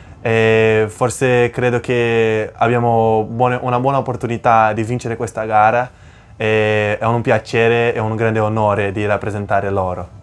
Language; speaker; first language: Italian; non-native, fluent; Portuguese